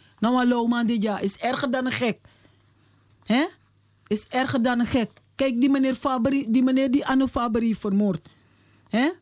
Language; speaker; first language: Dutch; native; Dutch